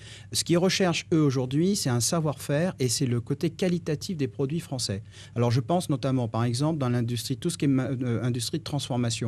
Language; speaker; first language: French; native; French